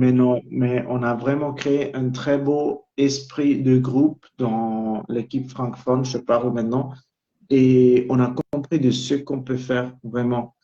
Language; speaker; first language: French; non-native, local second language; Italian